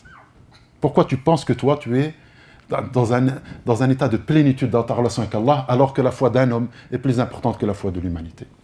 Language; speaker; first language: French; native; French